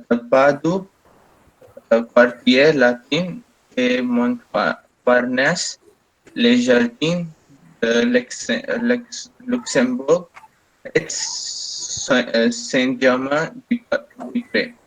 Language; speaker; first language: French; non-native, learner; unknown